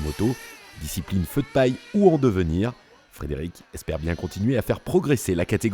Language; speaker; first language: French; native; French